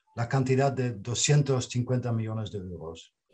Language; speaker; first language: Spanish; non-native, fluent; Dutch